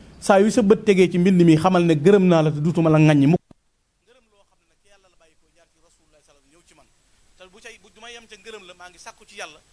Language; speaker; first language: Wolof; native; Wolof